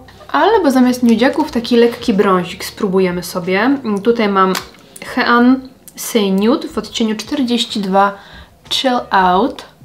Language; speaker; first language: Polish; native; Polish